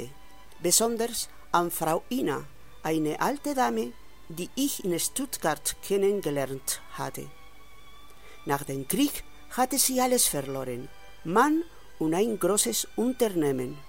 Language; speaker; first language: German; non-native, fluent; Spanish